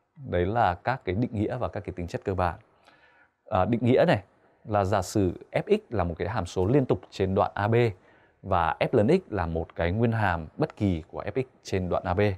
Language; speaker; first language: Vietnamese; native; Vietnamese